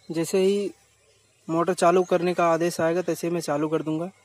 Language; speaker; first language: Hindi; native; Hindi